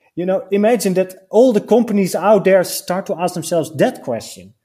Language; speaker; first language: English; non-native, fluent; Dutch